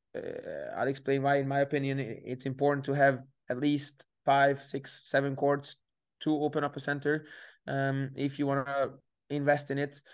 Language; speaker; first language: English; native; English